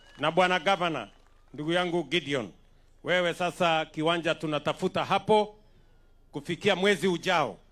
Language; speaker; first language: Swahili; non-native, local second language; Kalenjin